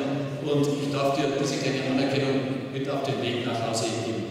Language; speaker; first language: German; native; German